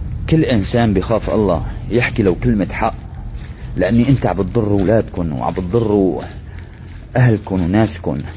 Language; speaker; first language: Arabic; native; Arabic